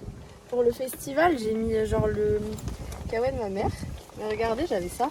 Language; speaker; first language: French; native; French